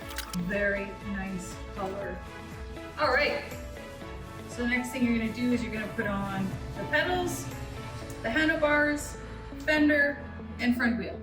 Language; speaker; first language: English; native; English